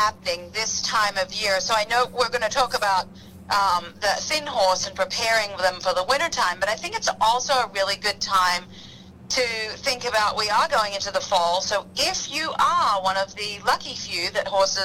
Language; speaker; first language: English; native; English